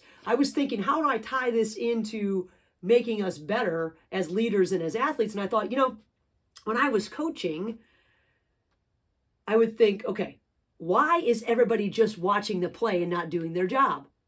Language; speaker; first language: English; native; English